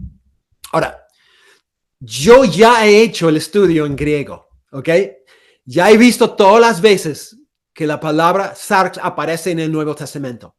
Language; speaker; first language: Spanish; non-native, fluent; English